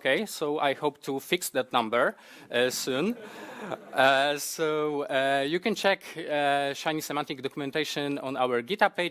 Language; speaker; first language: English; non-native, fluent; Polish